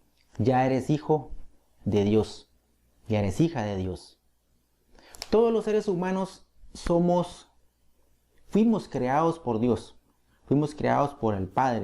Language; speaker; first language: Spanish; native; Spanish